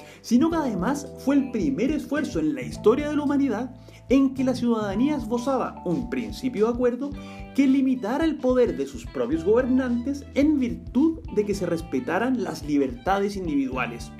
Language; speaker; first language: Spanish; native; Spanish